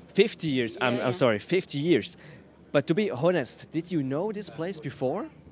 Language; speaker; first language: English; non-native, learner; Swiss German